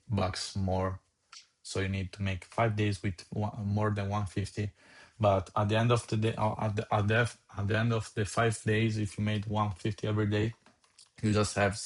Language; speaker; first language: English; non-native, fluent; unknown